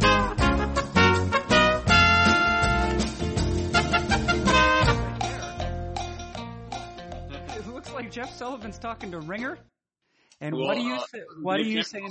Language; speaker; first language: English; native; English